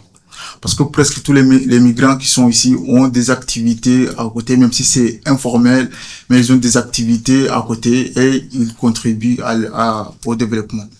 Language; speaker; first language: French; non-native, fluent; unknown